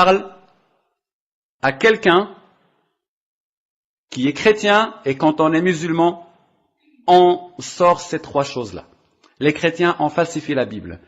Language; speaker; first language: French; non-native, local second language; Arabic